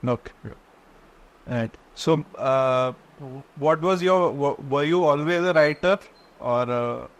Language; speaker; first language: English; non-native, local second language; Konkani